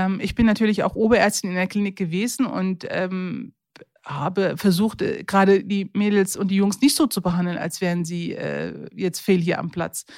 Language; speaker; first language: German; early bilingual, other home language; Turkish